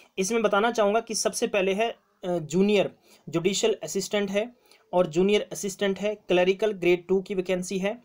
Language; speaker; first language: Hindi; non-native, local second language; Punjabi